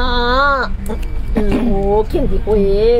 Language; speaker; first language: Spanish; native; Spanish